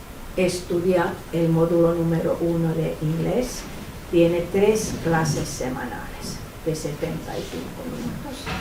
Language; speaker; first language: Spanish; non-native, fluent; Finnish